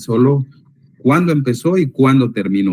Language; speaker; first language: Spanish; native; Spanish